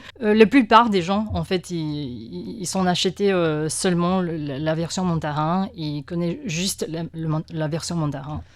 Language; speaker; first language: French; non-native, fluent; Chinese